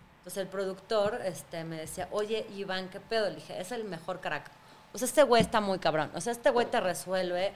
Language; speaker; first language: Spanish; early bilingual, other home language; Russian